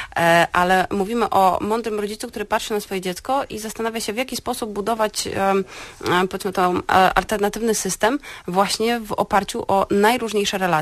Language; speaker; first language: Polish; native; Polish